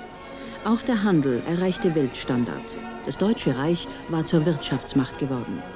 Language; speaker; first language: German; native; German